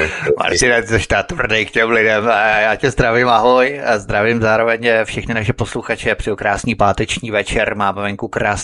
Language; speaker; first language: Czech; native; Czech